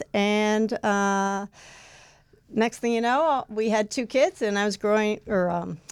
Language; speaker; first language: English; native; English